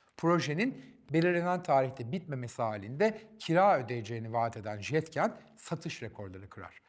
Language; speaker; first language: Turkish; native; Turkish